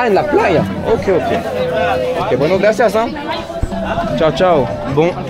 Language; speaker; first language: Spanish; non-native, fluent; French